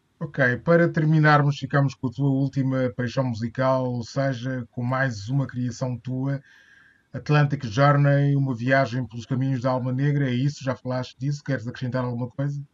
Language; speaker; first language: Portuguese; native; Portuguese